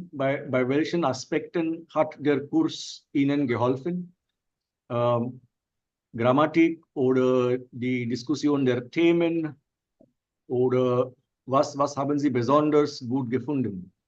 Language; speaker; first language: German; non-native, fluent; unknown